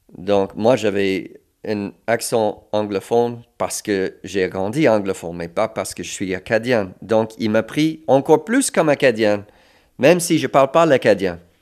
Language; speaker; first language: French; non-native, local second language; English